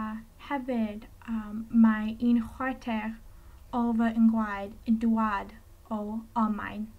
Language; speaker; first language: Welsh; non-native, learner; English